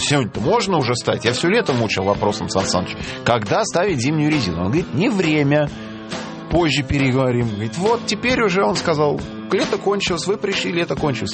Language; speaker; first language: Russian; native; Russian